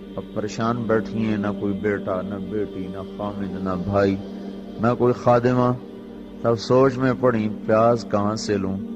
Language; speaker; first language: Urdu; non-native, local second language; Punjabi